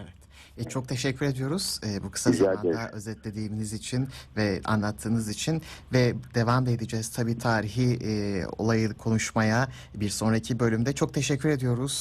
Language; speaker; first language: Turkish; native; Turkish